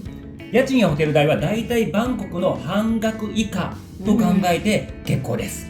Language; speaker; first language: Japanese; native; Japanese